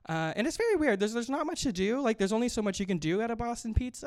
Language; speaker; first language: English; native; English